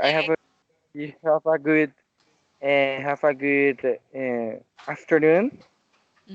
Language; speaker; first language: English; non-native, learner; Spanish